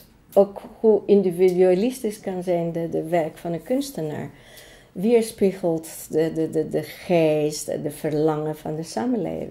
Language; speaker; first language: Dutch; non-native, fluent; Greek